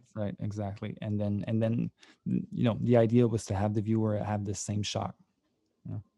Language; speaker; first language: English; native; English